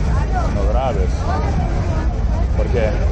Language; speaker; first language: Spanish; early bilingual, heritage; Haitian Creole